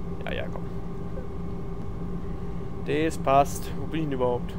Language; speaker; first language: German; native; German